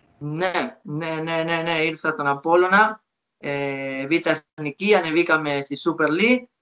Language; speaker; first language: Greek; non-native, fluent; Spanish